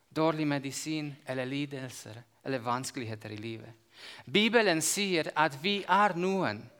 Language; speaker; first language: Norwegian; non-native, fluent; Slovak